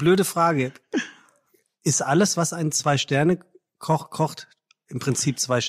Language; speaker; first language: German; native; German